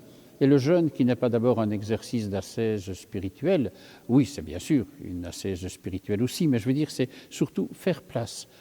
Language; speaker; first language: French; native; French